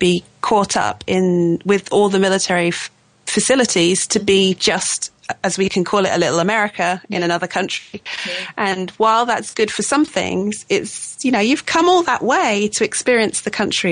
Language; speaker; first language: English; native; English